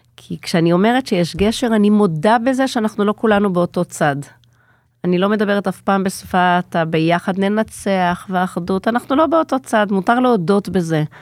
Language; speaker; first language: Hebrew; native; Hebrew